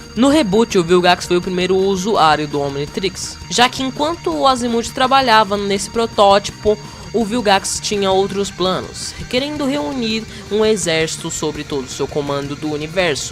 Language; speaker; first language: Portuguese; native; Portuguese